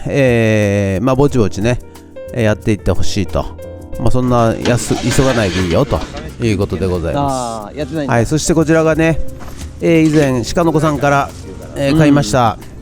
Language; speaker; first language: Japanese; native; Japanese